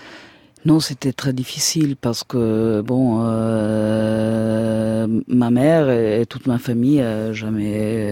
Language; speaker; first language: French; non-native, fluent; German